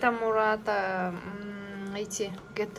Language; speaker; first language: Russian; non-native, fluent; Tajik